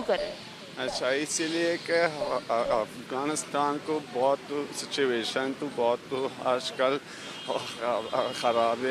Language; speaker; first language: Hindi; non-native, learner; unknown